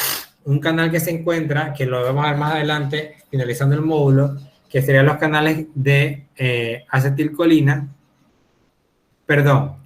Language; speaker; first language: Spanish; native; Spanish